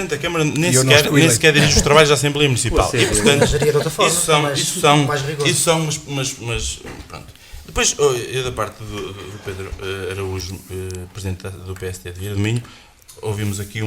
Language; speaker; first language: Portuguese; native; Portuguese